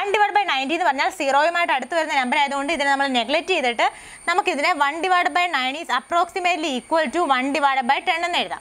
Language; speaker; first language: Malayalam; native; Malayalam